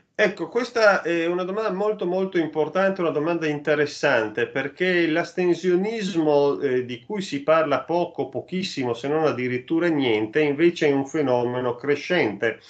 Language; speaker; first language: Italian; native; Italian